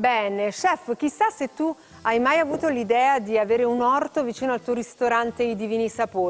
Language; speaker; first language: Italian; native; Italian